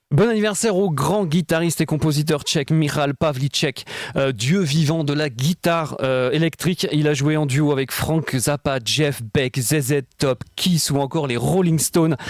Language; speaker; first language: French; native; French